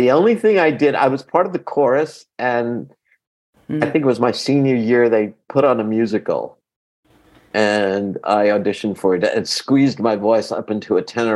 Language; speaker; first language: English; early bilingual, other home language; Greek